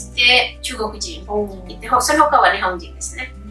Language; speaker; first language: Japanese; non-native, fluent; Indonesian